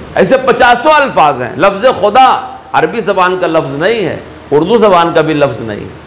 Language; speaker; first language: Urdu; native; Urdu